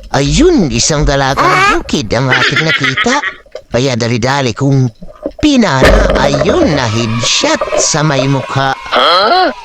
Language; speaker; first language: Filipino; native; Filipino